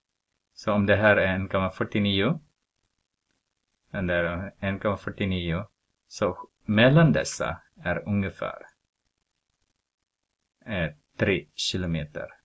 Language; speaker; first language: Swedish; non-native, fluent; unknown